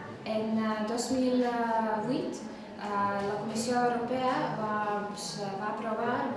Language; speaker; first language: Catalan; non-native, fluent; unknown